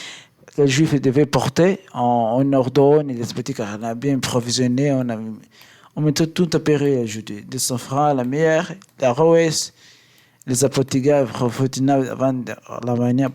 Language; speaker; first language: French; non-native, learner; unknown